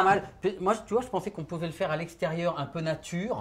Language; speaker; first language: French; native; French